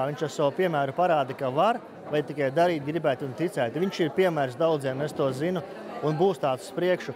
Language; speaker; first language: Latvian; native; Latvian